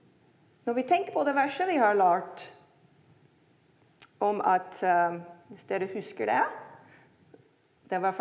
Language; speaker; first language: Norwegian; non-native, fluent; English